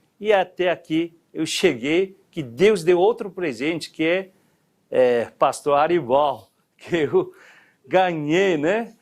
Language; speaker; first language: Portuguese; non-native, fluent; Korean